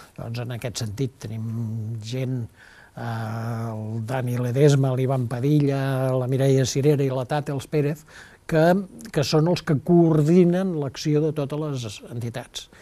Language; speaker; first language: Catalan; native; Catalan